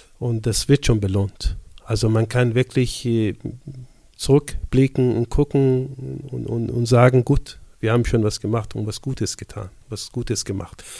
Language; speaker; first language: German; non-native, fluent; Persian